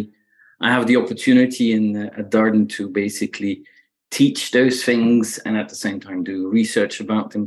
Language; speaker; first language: English; non-native, fluent; Dutch